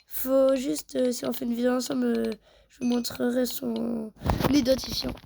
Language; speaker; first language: French; native; French